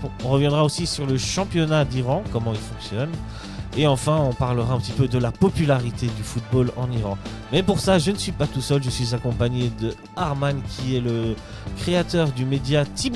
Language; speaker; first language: French; native; French